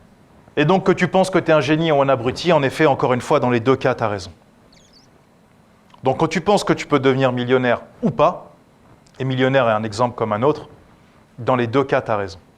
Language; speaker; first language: French; native; French